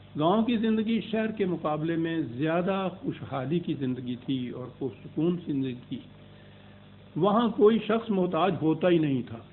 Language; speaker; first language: Urdu; non-native, local second language; Punjabi